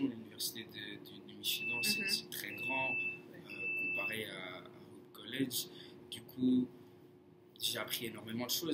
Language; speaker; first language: French; non-native, fluent; English